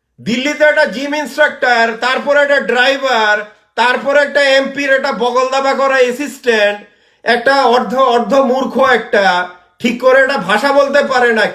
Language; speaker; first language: Bangla; native; Bangla